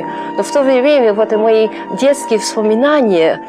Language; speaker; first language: Russian; non-native, fluent; English